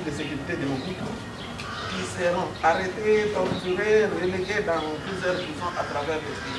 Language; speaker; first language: French; non-native, local second language; Lingala